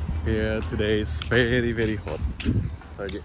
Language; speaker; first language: English; non-native, learner; Indonesian